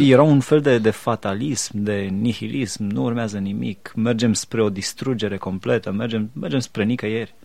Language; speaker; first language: Romanian; native; Romanian